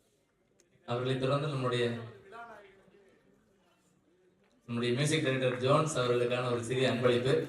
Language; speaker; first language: Tamil; native; Tamil